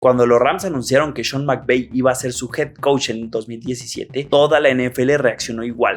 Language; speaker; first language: Spanish; native; Spanish